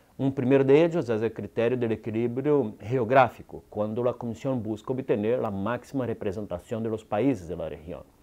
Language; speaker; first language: Portuguese; non-native, fluent; Spanish